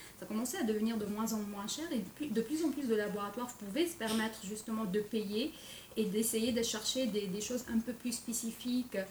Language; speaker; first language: French; non-native, local second language; Arabic